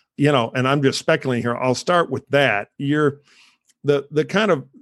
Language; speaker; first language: English; native; English